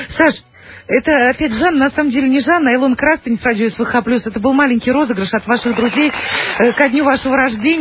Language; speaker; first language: Russian; native; Russian